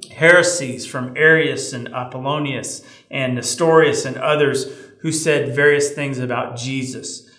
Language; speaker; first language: English; native; English